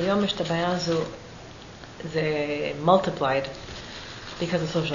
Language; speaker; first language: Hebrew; non-native, fluent; English